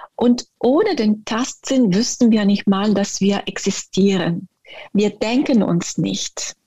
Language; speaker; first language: German; non-native, fluent; Italian